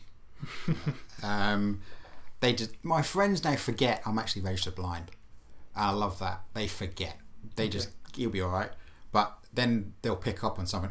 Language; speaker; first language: English; native; English